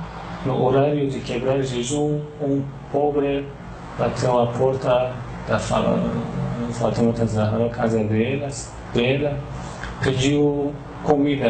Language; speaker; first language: Portuguese; non-native, learner; Persian